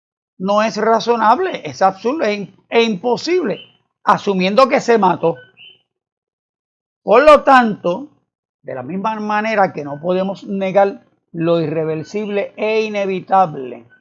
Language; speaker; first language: Spanish; native; Spanish